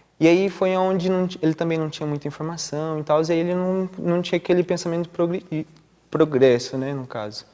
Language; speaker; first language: Portuguese; non-native, local second language; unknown